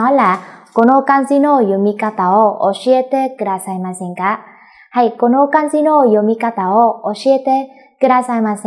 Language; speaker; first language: Japanese; non-native, fluent; Vietnamese